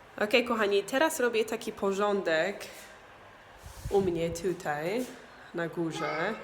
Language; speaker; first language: Polish; non-native, learner; English